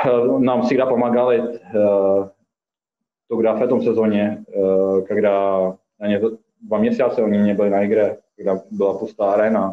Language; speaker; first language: Russian; non-native, fluent; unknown